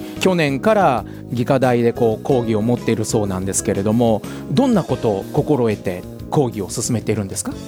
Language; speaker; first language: Japanese; native; Japanese